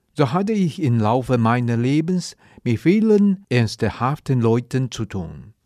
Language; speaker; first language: German; non-native, fluent; Chinese